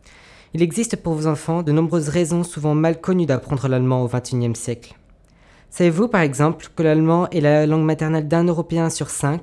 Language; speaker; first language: French; native; French